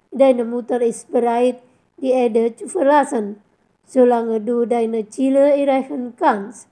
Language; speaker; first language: German; non-native, fluent; Indonesian